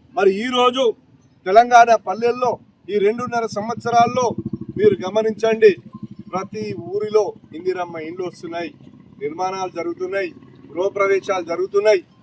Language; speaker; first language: Telugu; native; Telugu